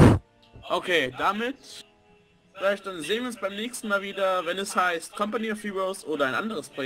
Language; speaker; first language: German; native; German